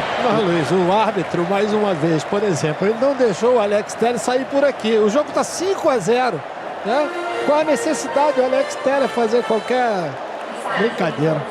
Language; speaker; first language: Portuguese; native; Portuguese